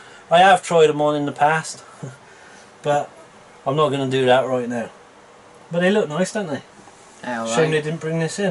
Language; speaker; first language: English; native; English